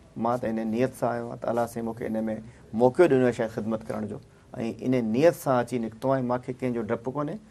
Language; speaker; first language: Sindhi; native; Sindhi